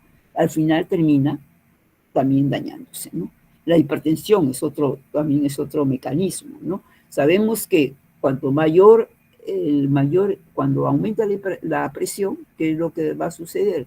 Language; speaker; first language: Spanish; native; Spanish